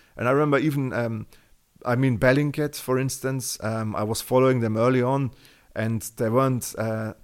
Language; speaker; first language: English; non-native, fluent; German